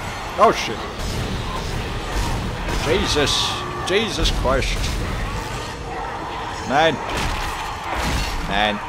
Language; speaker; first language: German; native; German